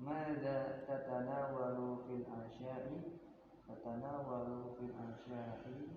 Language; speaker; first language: Arabic; non-native, learner; Indonesian